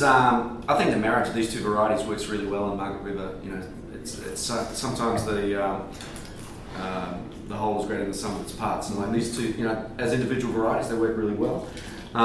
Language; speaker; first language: English; native; English